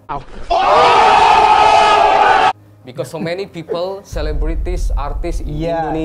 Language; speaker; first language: English; non-native, learner; Indonesian